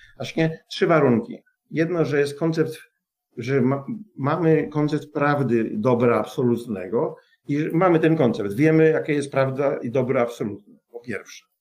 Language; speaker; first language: Polish; native; Polish